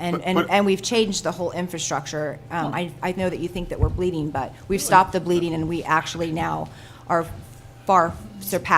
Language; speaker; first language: English; native; English